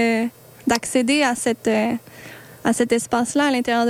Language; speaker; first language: French; native; French